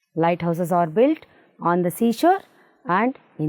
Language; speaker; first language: English; non-native, local second language; Kannada